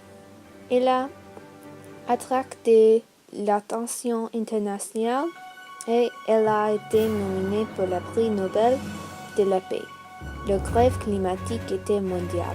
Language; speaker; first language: French; non-native, learner; English